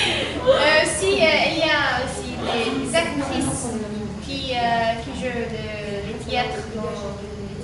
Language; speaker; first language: French; non-native, learner; Arabic